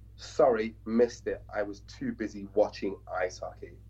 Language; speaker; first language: English; native; English